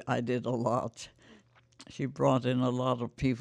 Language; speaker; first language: English; native; English